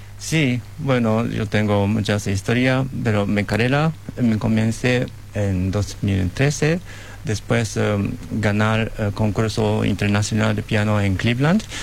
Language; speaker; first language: Spanish; non-native, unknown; Japanese